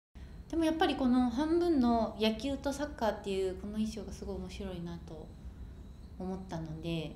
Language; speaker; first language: Japanese; native; Japanese